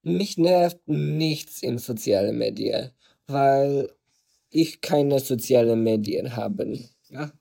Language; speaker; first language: German; non-native, learner; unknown